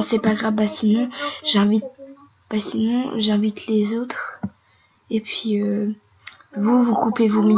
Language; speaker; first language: French; native; French